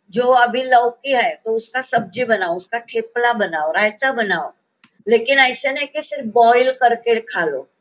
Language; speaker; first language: Hindi; non-native, local second language; Marathi